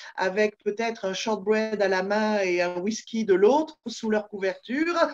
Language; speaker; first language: French; native; French